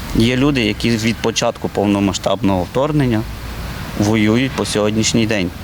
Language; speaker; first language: Ukrainian; native; Ukrainian